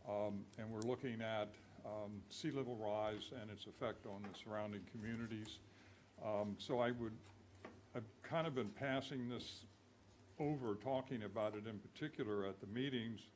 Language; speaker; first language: English; native; English